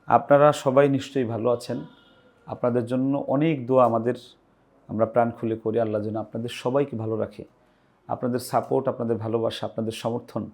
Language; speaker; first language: Bangla; native; Bangla